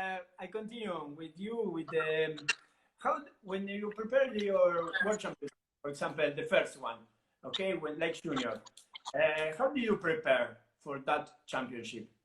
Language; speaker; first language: English; non-native, learner; Italian